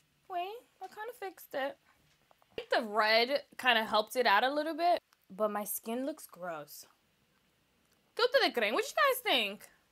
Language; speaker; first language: English; early bilingual, other home language; Spanish